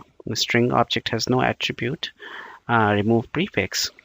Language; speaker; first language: English; non-native, local second language; Bangla